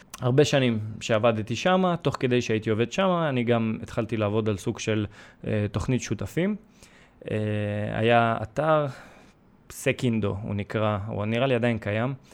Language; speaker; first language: Hebrew; early bilingual, other home language; Russian